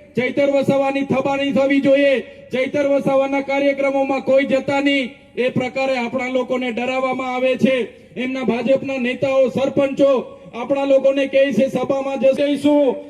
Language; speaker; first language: Gujarati; non-native, local second language; Vasavi